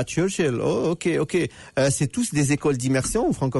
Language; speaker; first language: French; native; French